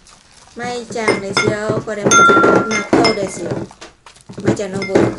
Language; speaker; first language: Japanese; non-native, learner; Vietnamese